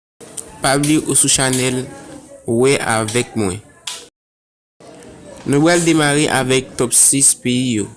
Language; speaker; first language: French; non-native, learner; Haitian Creole